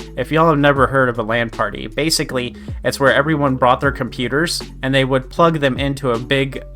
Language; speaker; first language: English; native; English